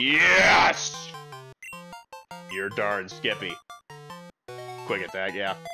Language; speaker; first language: English; native; English